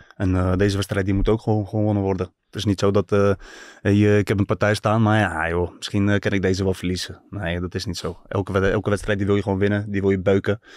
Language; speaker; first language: Dutch; early bilingual, other home language; Turkish